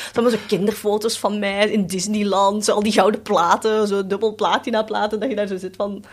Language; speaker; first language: Dutch; early bilingual, other home language; Cantonese